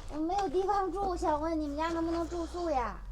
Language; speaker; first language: Chinese; native; Chinese